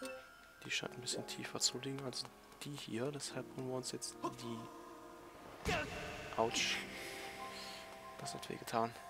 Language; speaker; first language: German; native; German